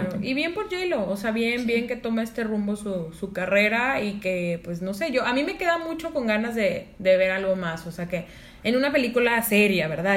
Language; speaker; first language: Spanish; native; Spanish